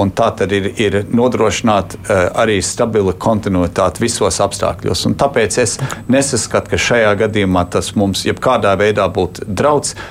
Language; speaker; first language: Latvian; early bilingual, heritage; Latvian